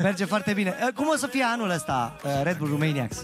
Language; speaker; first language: Romanian; native; Romanian